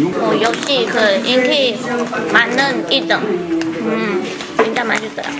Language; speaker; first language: Korean; non-native, learner; Chinese